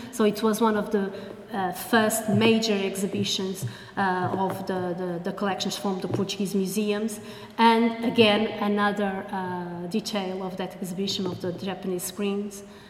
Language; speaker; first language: English; non-native, fluent; Portuguese